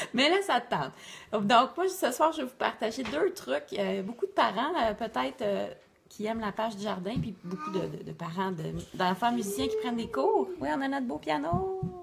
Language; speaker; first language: French; native; French